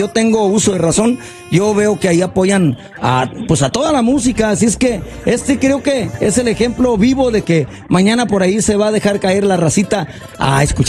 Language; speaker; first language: Spanish; native; Spanish